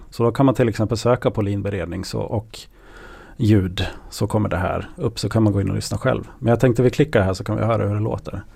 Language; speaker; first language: Swedish; native; Swedish